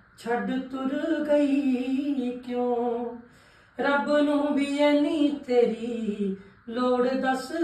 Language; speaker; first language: Punjabi; native; Punjabi